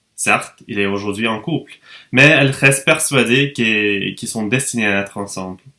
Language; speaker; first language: French; non-native, fluent; English